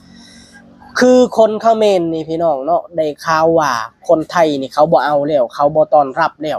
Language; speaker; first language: Thai; non-native, local second language; Lao